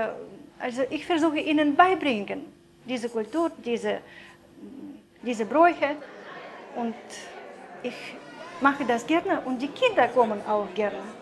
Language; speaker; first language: German; non-native, fluent; Russian